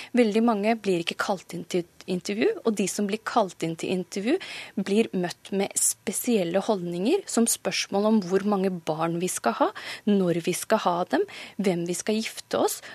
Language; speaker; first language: Norwegian; native; Norwegian